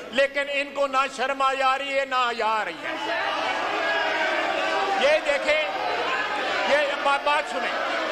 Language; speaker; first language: Urdu; native; Urdu